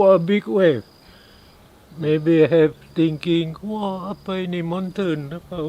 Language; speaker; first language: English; non-native, learner; Achinese